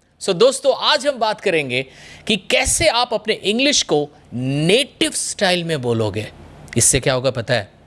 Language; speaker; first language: Hindi; non-native, local second language; Bangla